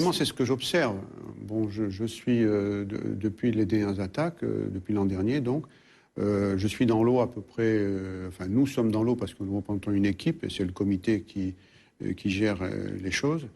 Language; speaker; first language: French; native; French